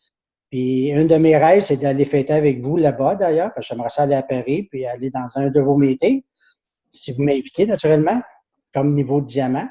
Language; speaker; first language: French; native; French